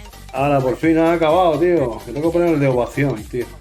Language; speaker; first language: Spanish; native; Spanish